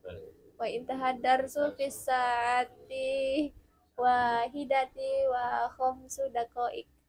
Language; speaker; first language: Arabic; non-native, learner; Indonesian